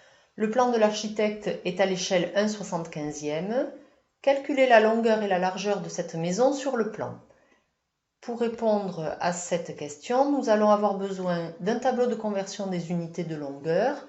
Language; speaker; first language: French; native; French